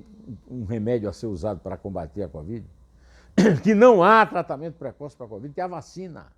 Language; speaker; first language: Portuguese; native; Portuguese